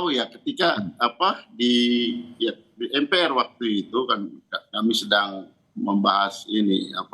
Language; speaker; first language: Indonesian; native; Indonesian